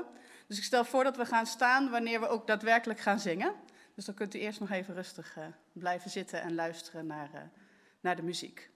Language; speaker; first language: Dutch; native; Dutch